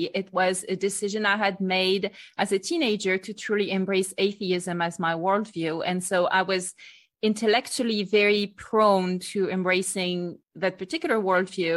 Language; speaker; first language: English; non-native, fluent; French